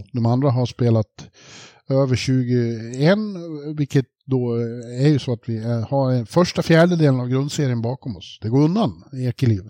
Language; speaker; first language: Swedish; native; Swedish